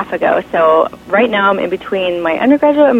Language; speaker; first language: English; native; English